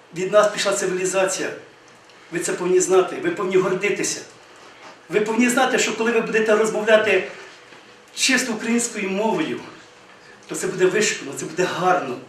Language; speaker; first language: Ukrainian; native; Ukrainian